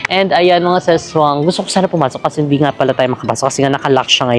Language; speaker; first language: Filipino; native; Filipino